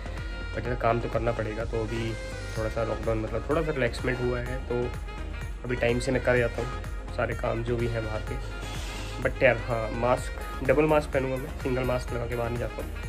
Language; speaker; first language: Hindi; native; Hindi